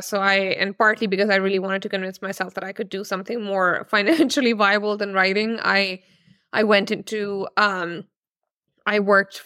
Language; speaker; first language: English; non-native, local second language; Urdu